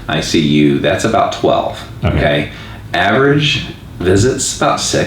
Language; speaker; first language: English; native; English